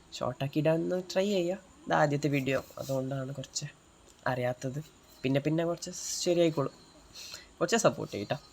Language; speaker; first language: Malayalam; early bilingual, heritage; Malayalam